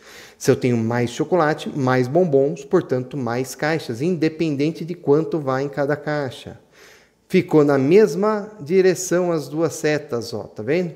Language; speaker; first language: Portuguese; native; Portuguese